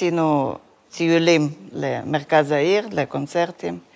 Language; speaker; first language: Hebrew; non-native, fluent; Russian